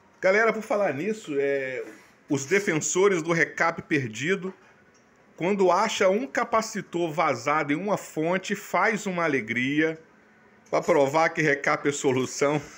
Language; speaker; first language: Portuguese; native; Portuguese